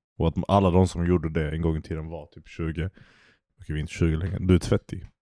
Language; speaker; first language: Swedish; early bilingual, other home language; Turkish